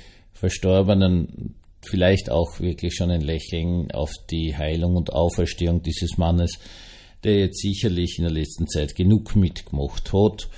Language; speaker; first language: German; native; German